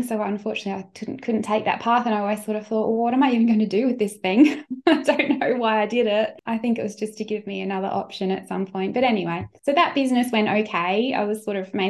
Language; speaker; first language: English; native; English